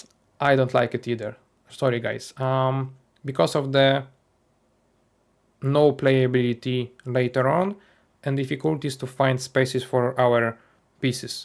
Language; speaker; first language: English; non-native, fluent; Polish